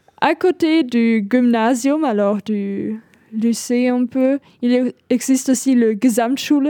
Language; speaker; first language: French; non-native, fluent; German